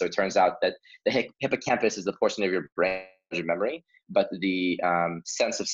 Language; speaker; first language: English; early bilingual, other home language; Hebrew